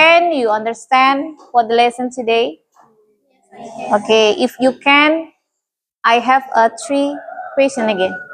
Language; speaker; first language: English; non-native, learner; Indonesian